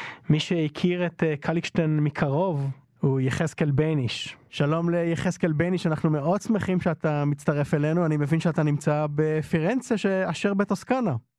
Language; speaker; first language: Hebrew; native; Hebrew